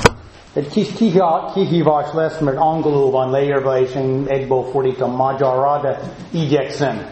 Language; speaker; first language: Hungarian; non-native, fluent; English